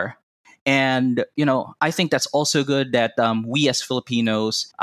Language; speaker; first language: English; non-native, local second language; Cebuano